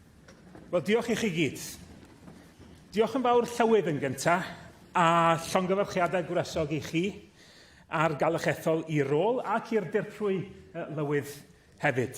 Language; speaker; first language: Welsh; native; Welsh